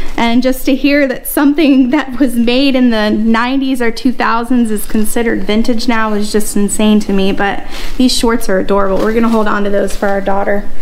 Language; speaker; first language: English; native; English